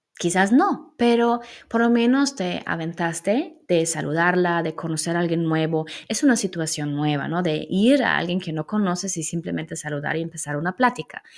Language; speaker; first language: Spanish; non-native, fluent; German